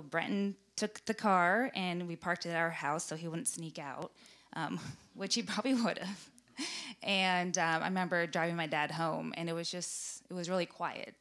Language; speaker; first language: English; native; English